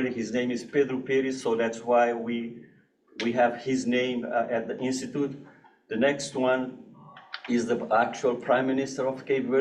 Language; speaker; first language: English; non-native, fluent; Portuguese